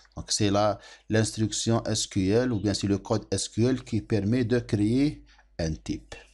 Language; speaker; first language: French; non-native, local second language; Arabic